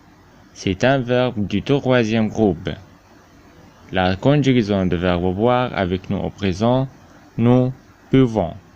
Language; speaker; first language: French; non-native, fluent; Arabic